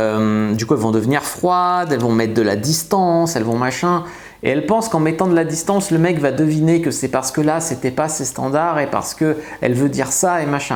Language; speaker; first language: French; native; French